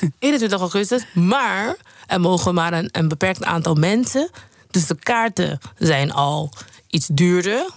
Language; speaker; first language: Dutch; non-native, local second language; Papiamento